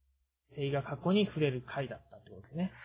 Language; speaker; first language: Japanese; native; Japanese